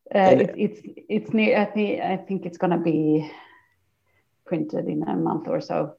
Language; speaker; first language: English; non-native, fluent; Swedish